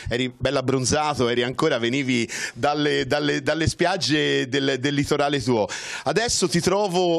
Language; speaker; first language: Italian; native; Italian